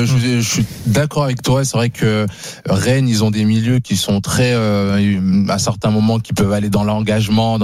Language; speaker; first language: French; native; French